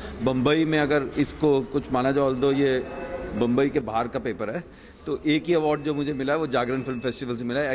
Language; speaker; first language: Hindi; native; Hindi